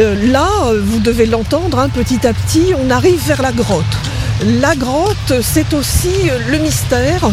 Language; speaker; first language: French; native; French